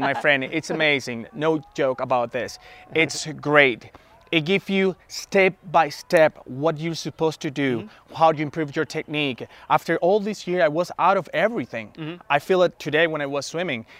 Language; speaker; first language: English; non-native, fluent; Spanish